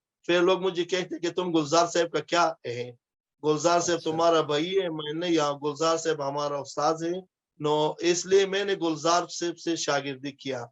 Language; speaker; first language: Hindi; non-native, fluent; Pashto